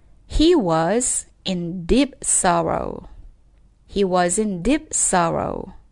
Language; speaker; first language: English; non-native, fluent; Korean